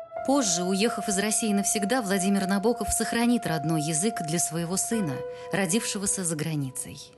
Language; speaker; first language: Russian; native; Russian